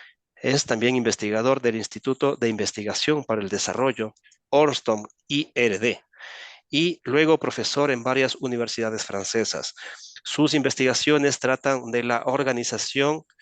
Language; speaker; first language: Spanish; native; Spanish